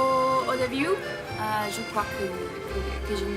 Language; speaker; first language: French; non-native, learner; Spanish